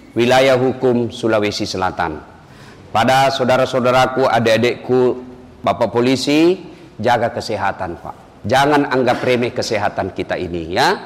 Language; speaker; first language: Indonesian; native; Indonesian